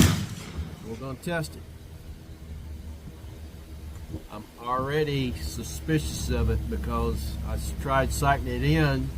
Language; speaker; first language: English; native; English